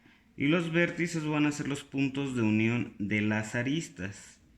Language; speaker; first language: Spanish; native; Spanish